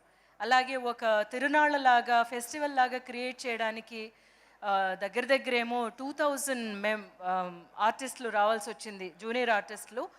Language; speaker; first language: Telugu; native; Telugu